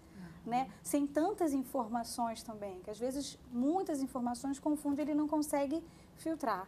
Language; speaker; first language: Portuguese; native; Portuguese